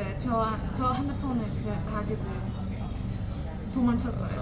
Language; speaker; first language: Korean; non-native, learner; Burmese